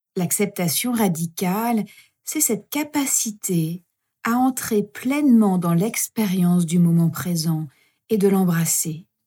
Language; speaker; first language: French; native; French